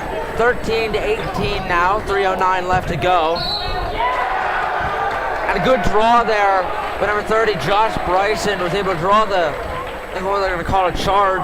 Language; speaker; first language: English; native; English